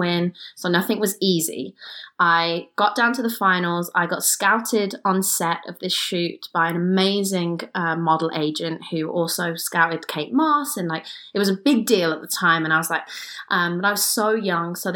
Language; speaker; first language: English; native; English